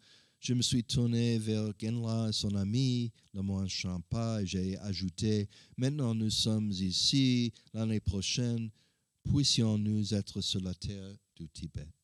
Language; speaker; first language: French; non-native, learner; English